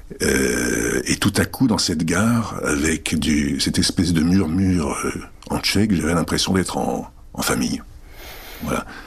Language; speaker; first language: French; early bilingual, other home language; Czech